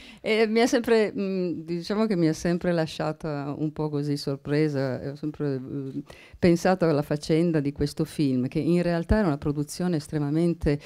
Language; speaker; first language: Italian; native; Italian